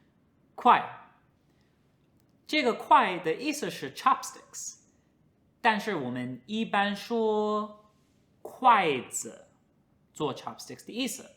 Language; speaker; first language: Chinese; non-native, fluent; English